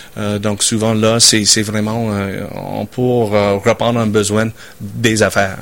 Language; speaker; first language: French; non-native, fluent; English